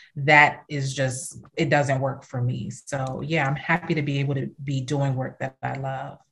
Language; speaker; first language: English; native; English